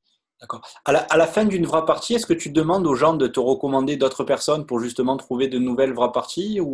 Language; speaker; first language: French; native; French